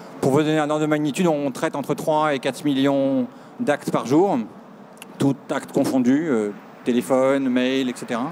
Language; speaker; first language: French; native; French